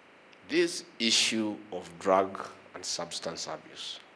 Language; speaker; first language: English; non-native, local second language; Kikuyu